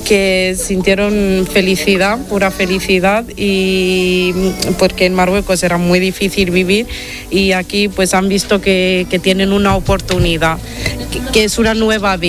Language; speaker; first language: Spanish; non-native, fluent; Italian